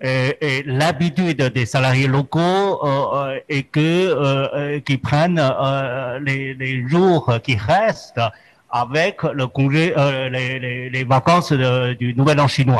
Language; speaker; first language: French; non-native, fluent; Chinese